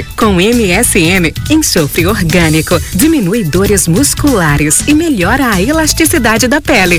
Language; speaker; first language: Portuguese; native; Portuguese